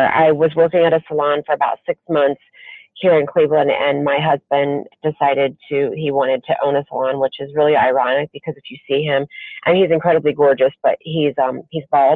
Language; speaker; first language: English; native; English